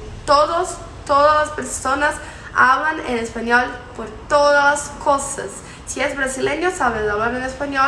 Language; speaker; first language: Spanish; non-native, fluent; Portuguese